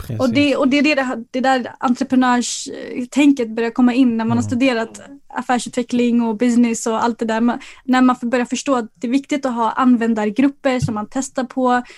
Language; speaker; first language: Swedish; early bilingual, other home language; Arabic